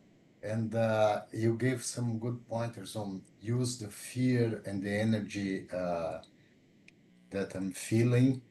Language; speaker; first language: English; non-native, fluent; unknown